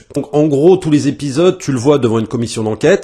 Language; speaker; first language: French; native; French